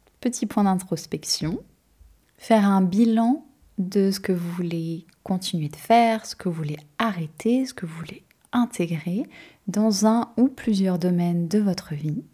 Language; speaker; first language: French; native; French